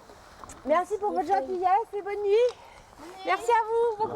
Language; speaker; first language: French; native; French